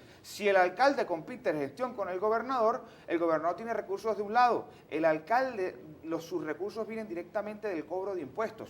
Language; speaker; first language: Spanish; native; Spanish